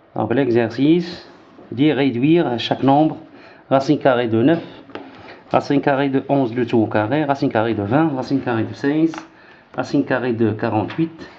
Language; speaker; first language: French; non-native, local second language; Arabic